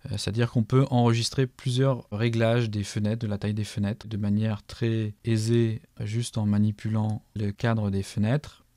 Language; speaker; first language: French; native; French